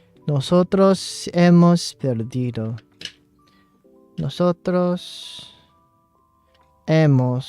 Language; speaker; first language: Spanish; non-native, learner; English